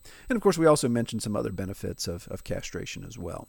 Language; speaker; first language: English; native; English